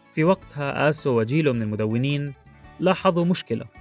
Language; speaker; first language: Arabic; non-native, local second language; Kurdish